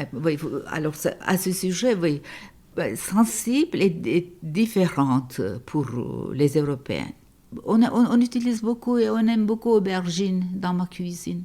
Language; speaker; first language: French; non-native, fluent; Turkish